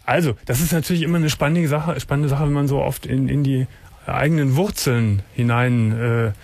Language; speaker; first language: German; native; German